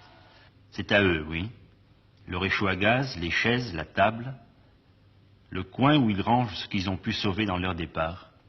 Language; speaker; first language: French; native; French